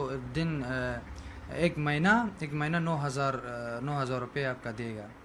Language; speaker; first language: Hindi; non-native, learner; Persian